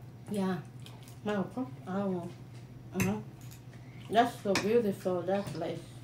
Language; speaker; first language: English; non-native, learner; Vietnamese